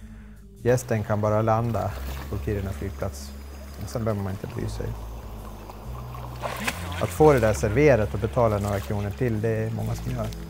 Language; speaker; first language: Swedish; native; Swedish